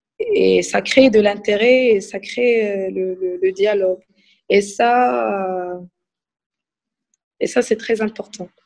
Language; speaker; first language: French; non-native, local second language; Arabic